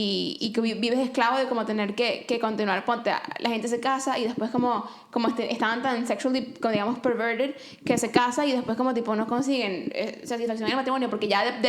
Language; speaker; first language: Spanish; native; Spanish